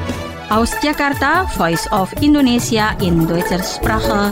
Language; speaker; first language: German; non-native, fluent; Indonesian